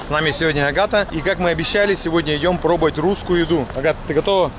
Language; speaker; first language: Russian; native; Russian